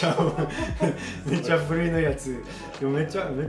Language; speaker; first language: Japanese; non-native, learner; French